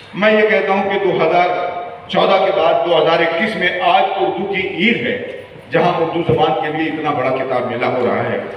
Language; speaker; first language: Urdu; native; Urdu